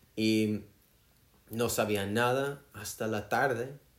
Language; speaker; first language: Spanish; non-native, learner; English